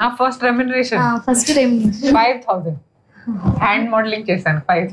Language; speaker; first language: Telugu; non-native, learner; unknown